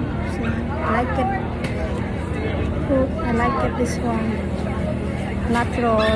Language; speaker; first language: English; non-native, learner; Khmer